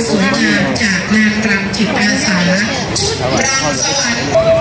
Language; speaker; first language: Thai; native; Thai